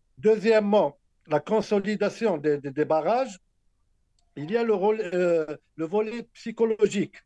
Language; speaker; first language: French; non-native, local second language; Arabic